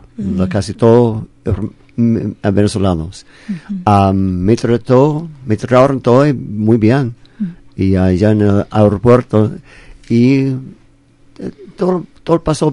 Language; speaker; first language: Spanish; non-native, fluent; English